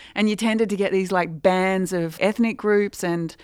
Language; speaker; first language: English; native; English